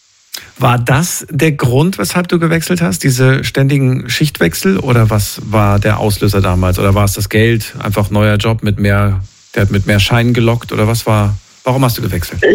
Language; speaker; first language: German; native; German